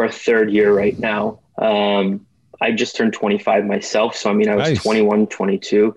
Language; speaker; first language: English; native; English